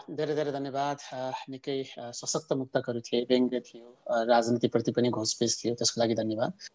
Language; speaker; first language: Nepali; native; Nepali